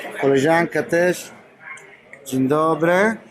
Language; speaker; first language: Polish; non-native, learner; Italian